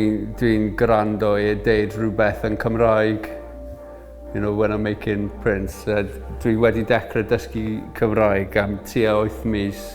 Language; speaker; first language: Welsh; non-native, learner; English